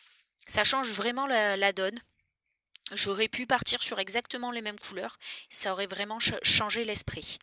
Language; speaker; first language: French; native; French